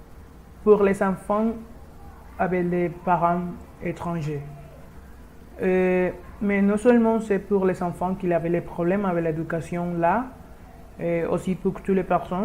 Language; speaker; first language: French; non-native, learner; Spanish